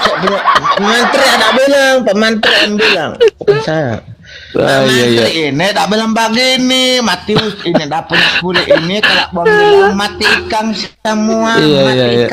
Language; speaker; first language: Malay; non-native, local second language; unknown